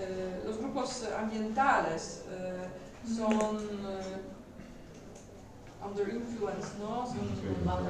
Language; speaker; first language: Spanish; non-native, learner; Polish